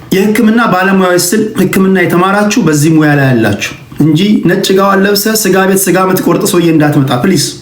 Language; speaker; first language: Amharic; native; Amharic